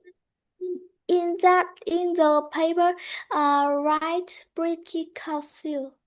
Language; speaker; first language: English; non-native, learner; Vietnamese